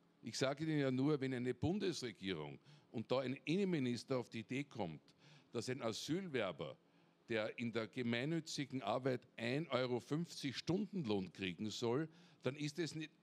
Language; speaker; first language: German; native; German